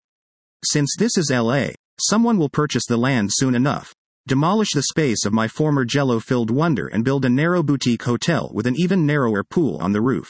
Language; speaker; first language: English; early bilingual, other home language; Persian